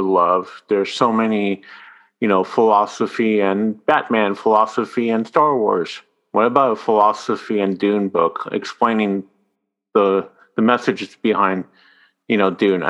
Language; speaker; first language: English; non-native, fluent; French